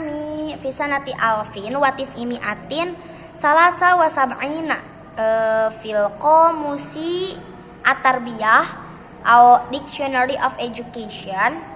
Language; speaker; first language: Arabic; non-native, learner; Indonesian